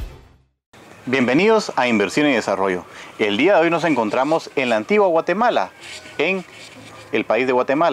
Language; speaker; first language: Spanish; native; Spanish